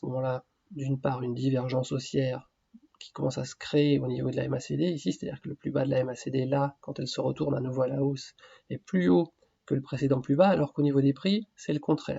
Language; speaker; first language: French; native; French